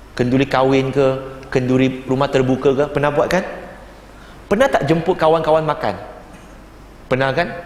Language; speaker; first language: Malay; non-native, local second language; Chinese